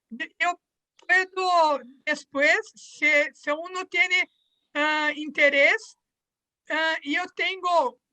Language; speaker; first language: Spanish; non-native, learner; Portuguese